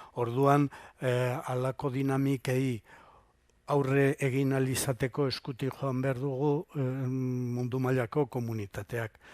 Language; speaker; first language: Basque; non-native, local second language; Spanish